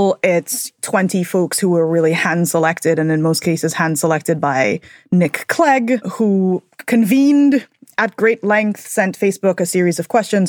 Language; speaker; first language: English; native; English